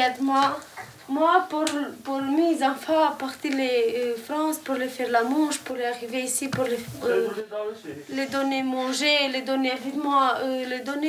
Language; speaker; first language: French; non-native, learner; Romanian